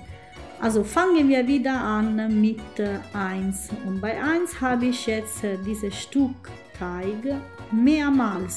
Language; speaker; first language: German; non-native, fluent; Italian